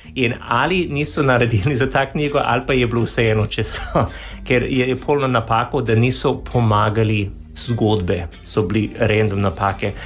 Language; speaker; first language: Slovenian; non-native, fluent; English